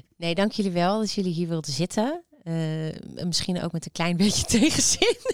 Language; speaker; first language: Dutch; native; Dutch